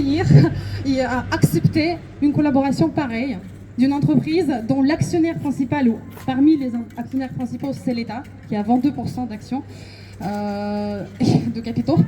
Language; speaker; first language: French; non-native, fluent; Russian